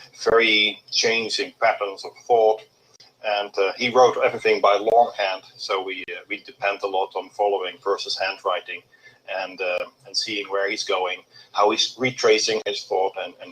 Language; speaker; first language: English; non-native, fluent; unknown